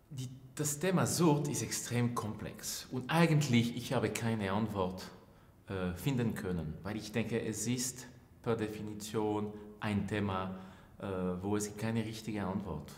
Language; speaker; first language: German; non-native, local second language; French